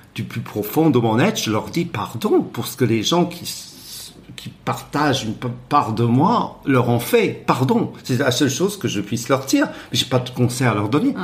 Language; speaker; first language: French; non-native, fluent; English